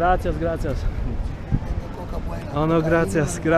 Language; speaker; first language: Spanish; non-native, learner; Polish